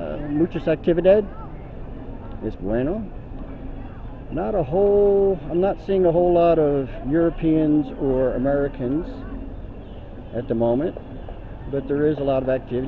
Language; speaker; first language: English; native; English